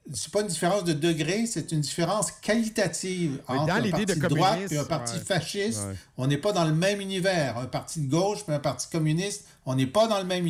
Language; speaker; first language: French; native; French